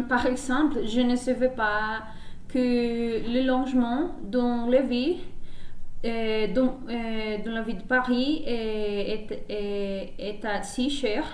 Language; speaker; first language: French; non-native, learner; Spanish